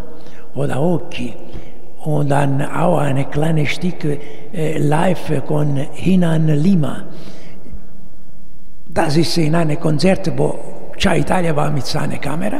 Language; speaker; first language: German; non-native, learner; Italian